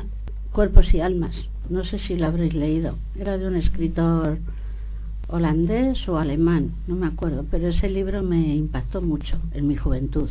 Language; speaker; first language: Spanish; native; Spanish